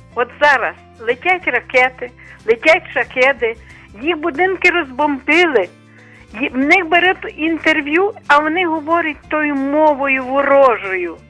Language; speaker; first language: Ukrainian; native; Ukrainian